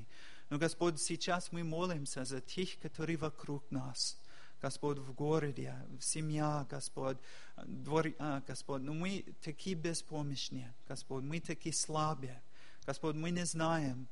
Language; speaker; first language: Russian; non-native, fluent; English